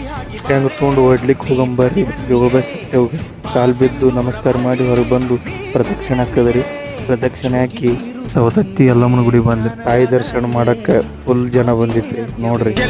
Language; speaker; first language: Kannada; native; Kannada